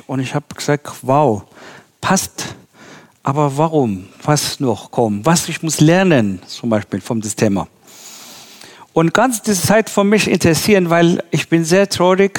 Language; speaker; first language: German; non-native, learner; Persian